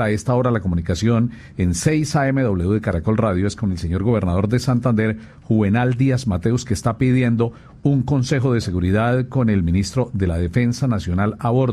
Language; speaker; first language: Spanish; native; Spanish